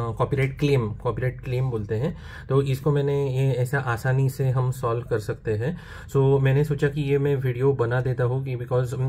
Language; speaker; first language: Hindi; non-native, local second language; Marathi